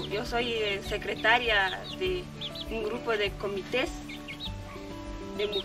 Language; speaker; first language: Spanish; non-native, local second language; Kʼicheʼ